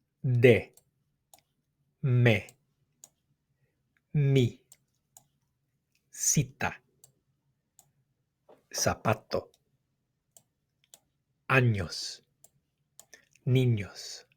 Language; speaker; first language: Spanish; non-native, fluent; English